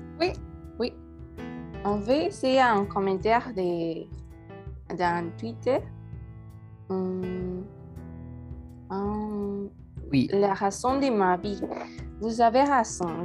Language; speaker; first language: French; non-native, learner; Spanish